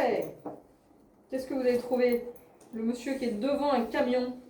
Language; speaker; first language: French; native; French